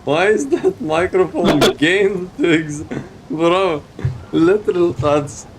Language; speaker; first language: English; non-native, fluent; Lithuanian